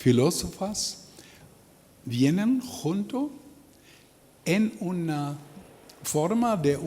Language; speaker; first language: Spanish; non-native, learner; German